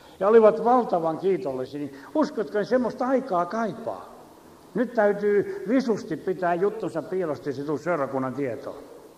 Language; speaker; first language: Finnish; native; Finnish